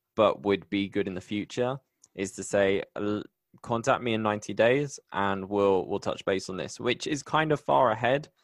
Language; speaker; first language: English; native; English